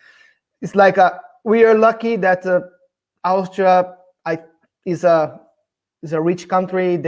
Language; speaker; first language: English; non-native, fluent; Portuguese